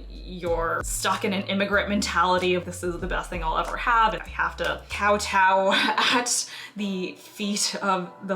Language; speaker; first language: English; early bilingual, other home language; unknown